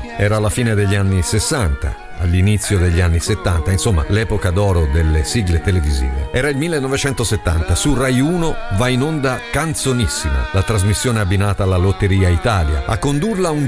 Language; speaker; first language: Italian; native; Italian